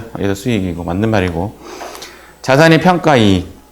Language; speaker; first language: Korean; native; Korean